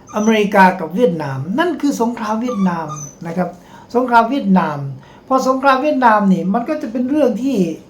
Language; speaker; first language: Thai; native; Thai